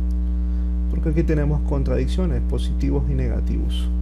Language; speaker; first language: Spanish; native; Spanish